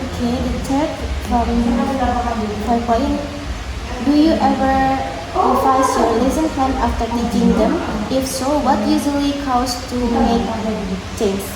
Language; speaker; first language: English; non-native, learner; Indonesian